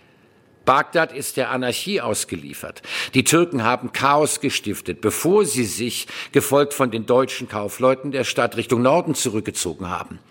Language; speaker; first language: German; native; German